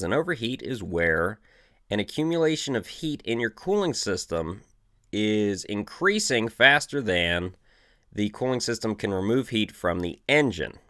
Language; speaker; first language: English; native; English